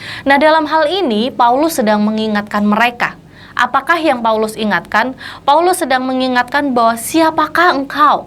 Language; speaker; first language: Indonesian; native; Indonesian